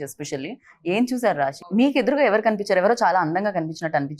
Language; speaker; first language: Telugu; native; Telugu